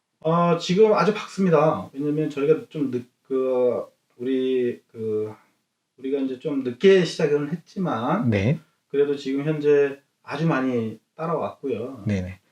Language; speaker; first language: Korean; native; Korean